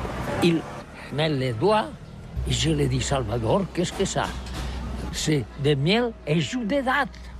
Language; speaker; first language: French; non-native, learner; Catalan